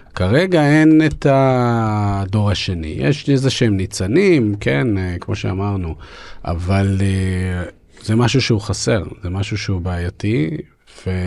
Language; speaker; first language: Hebrew; early bilingual, other home language; Russian